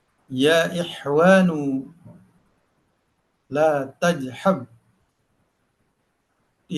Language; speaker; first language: Arabic; non-native, learner; Indonesian